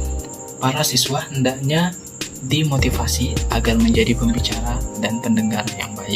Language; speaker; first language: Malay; non-native, local second language; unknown